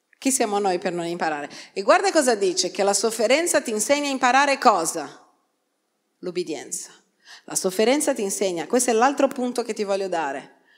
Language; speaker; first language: Italian; non-native, fluent; Portuguese